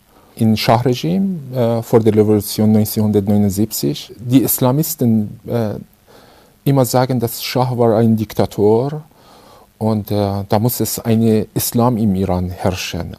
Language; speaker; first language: German; non-native, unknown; Persian